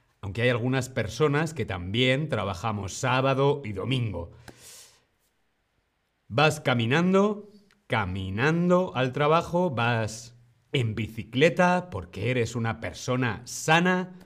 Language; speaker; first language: Spanish; non-native, fluent; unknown